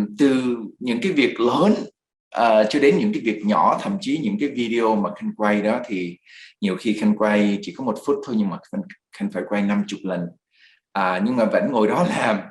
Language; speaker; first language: Vietnamese; early bilingual, other home language; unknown